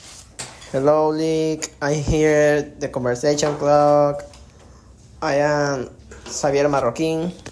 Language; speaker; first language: English; non-native, learner; Spanish